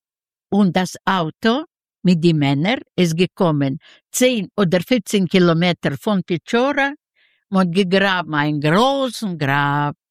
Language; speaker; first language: German; early bilingual, other home language; Yiddish